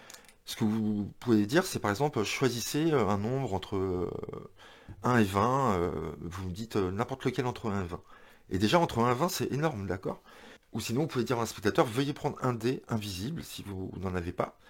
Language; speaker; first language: French; native; French